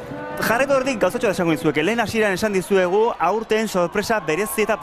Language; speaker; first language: Basque; native; Basque